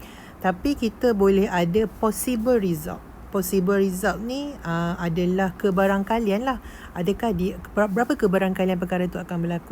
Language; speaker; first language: Malay; native; Malay